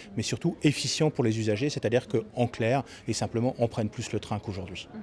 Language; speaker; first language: French; native; French